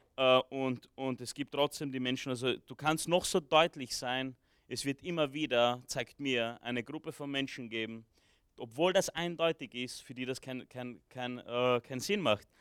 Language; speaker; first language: German; early bilingual, other home language; Romanian